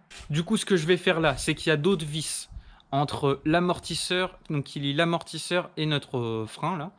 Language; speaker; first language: French; native; French